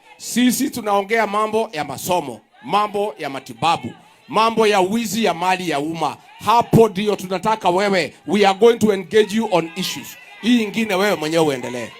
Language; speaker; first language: Swahili; non-native, local second language; Kikuyu